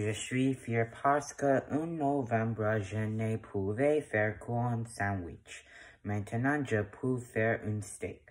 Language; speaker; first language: French; non-native, learner; English